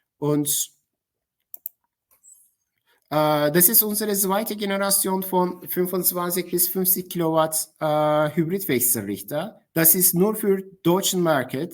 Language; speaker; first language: German; non-native, fluent; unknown